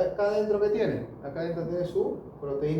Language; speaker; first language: Spanish; native; Spanish